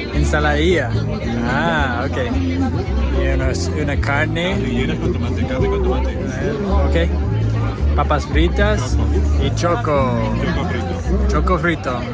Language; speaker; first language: Spanish; non-native, learner; English